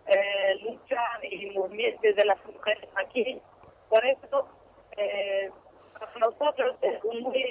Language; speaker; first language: Spanish; non-native, learner; Kurdish